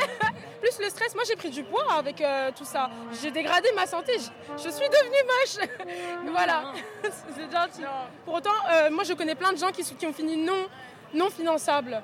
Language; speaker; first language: French; native; French